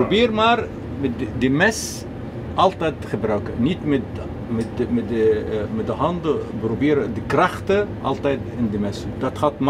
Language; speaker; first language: Dutch; non-native, learner; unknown